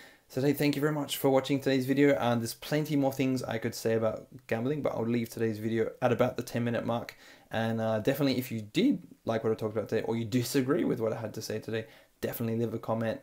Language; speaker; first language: English; native; English